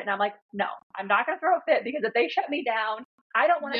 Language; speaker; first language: English; native; English